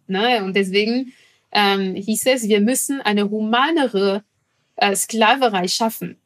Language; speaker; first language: German; non-native, fluent; French